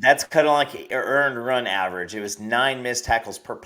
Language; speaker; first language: English; native; English